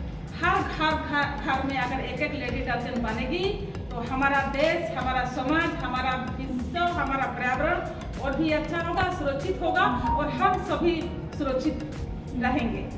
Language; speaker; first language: Hindi; non-native, local second language; Santali